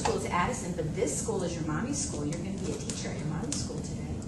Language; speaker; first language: English; native; English